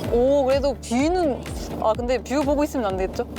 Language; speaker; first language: Korean; non-native, fluent; Swedish